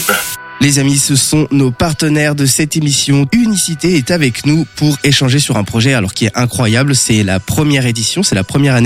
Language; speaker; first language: French; native; French